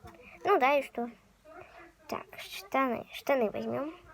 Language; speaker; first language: Russian; native; Russian